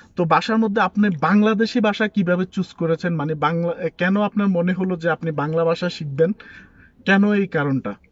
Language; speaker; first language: Bangla; native; Bangla